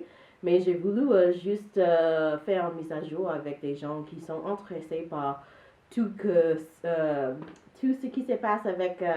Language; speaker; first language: French; non-native, learner; English